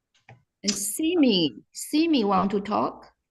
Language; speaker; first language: English; non-native, fluent; Chinese